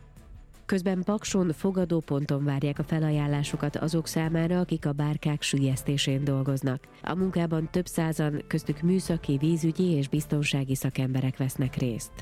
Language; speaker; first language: Hungarian; native; Hungarian